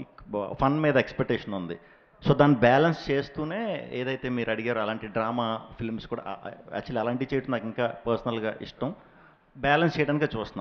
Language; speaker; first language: Telugu; native; Telugu